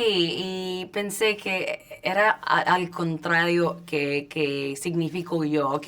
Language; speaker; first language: Spanish; non-native, learner; English